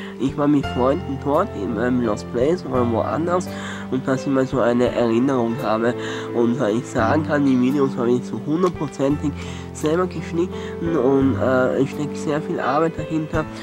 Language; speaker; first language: German; non-native, local second language; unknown